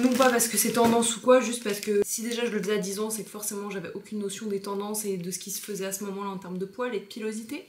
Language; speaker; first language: French; native; French